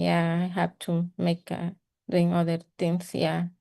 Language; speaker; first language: English; non-native, learner; Spanish